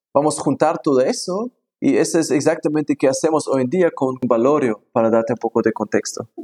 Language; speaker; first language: Spanish; non-native, fluent; German